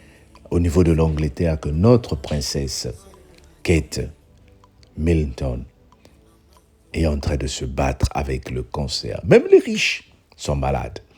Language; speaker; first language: French; non-native, local second language; Lingala